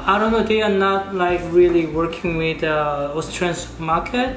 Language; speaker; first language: English; non-native, fluent; Korean